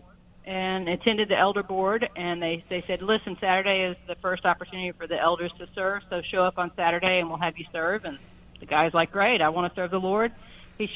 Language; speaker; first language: English; native; English